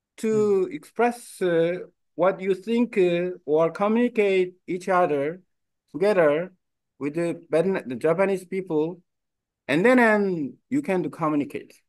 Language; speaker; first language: English; non-native, learner; Korean